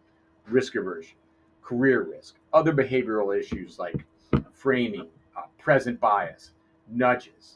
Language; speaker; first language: English; native; English